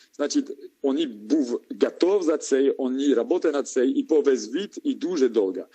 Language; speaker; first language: Ukrainian; non-native, learner; French